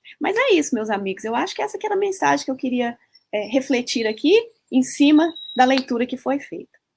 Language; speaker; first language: Portuguese; early bilingual, heritage; Portuguese